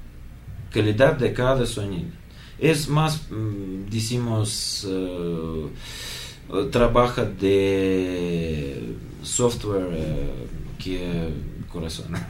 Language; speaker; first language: Spanish; non-native, learner; Russian